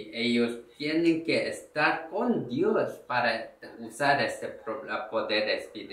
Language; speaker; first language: Spanish; non-native, learner; Korean